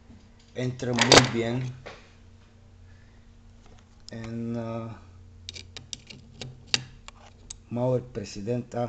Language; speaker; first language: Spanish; non-native, fluent; Bulgarian